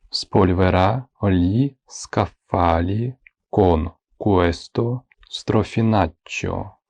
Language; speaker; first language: Italian; non-native, fluent; Ukrainian